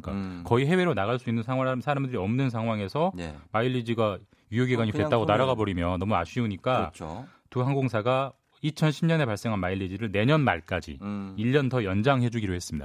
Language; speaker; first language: Korean; native; Korean